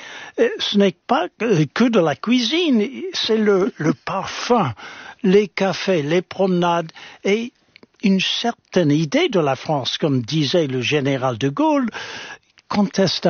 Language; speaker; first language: French; non-native, fluent; English